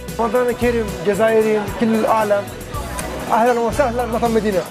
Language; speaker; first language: Arabic; non-native, learner; Turkish